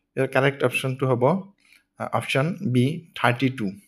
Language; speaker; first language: English; non-native, local second language; Assamese